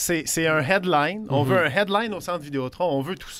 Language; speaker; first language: French; native; French